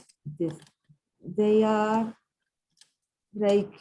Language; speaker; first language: English; non-native, learner; Spanish